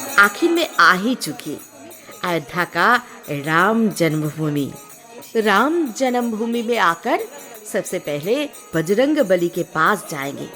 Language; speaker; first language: Hindi; non-native, local second language; Bangla